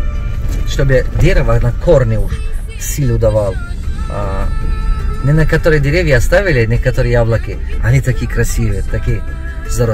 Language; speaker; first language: Russian; non-native, local second language; Tajik